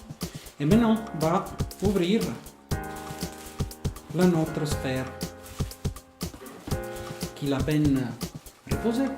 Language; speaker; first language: French; non-native, fluent; Italian